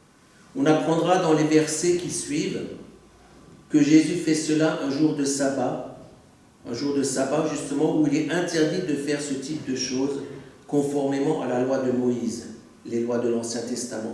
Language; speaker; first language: French; native; French